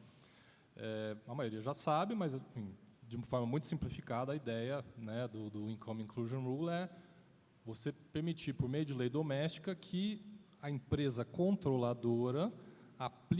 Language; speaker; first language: Portuguese; native; Portuguese